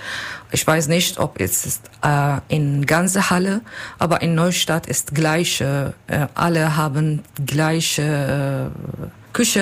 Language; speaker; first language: German; non-native, learner; Kurdish